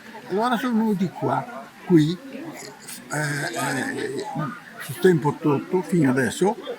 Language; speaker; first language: Italian; early bilingual, heritage; Portuguese